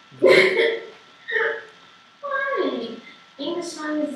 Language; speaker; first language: English; non-native, learner; Portuguese